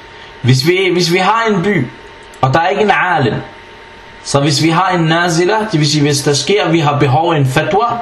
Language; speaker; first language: Danish; non-native, fluent; Arabic